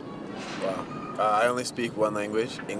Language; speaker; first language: English; non-native, learner; Khmer